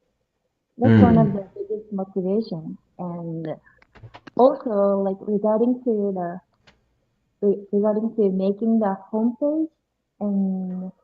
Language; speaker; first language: English; non-native, learner; Japanese